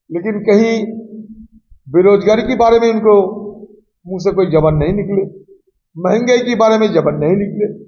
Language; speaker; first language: Hindi; non-native, local second language; Bangla